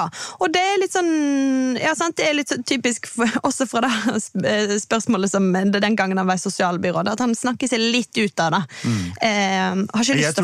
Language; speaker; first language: Norwegian; native; Norwegian